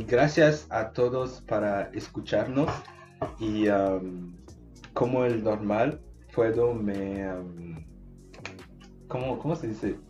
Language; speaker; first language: Spanish; non-native, learner; English